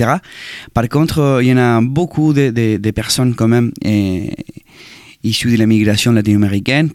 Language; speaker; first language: French; non-native, fluent; Spanish